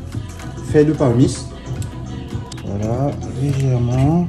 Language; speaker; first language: French; non-native, local second language; Morisyen